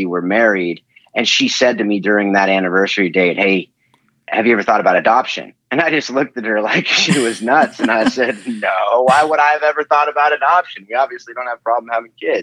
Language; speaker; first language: English; native; English